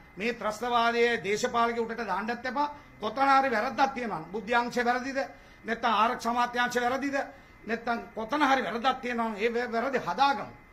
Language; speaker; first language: Sinhala; non-native, local second language; Tamil